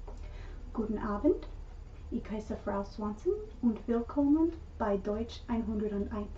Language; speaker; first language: German; non-native, learner; English